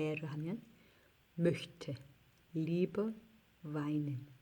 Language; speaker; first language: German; non-native, fluent; Korean